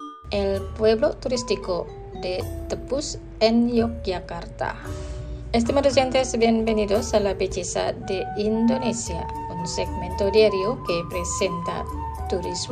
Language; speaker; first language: Spanish; non-native, fluent; Indonesian